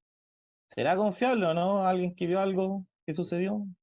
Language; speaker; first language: Spanish; native; Spanish